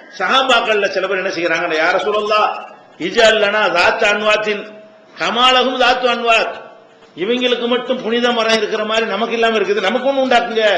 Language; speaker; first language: Tamil; native; Tamil